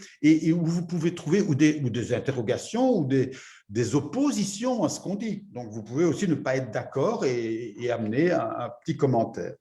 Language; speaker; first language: French; native; French